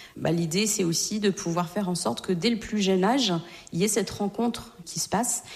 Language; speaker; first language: French; native; French